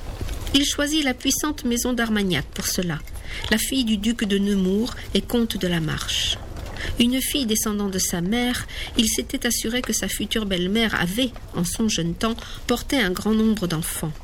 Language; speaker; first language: French; native; French